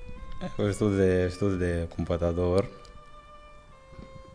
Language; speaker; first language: Portuguese; non-native, learner; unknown